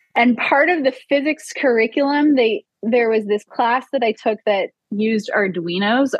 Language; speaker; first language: English; native; English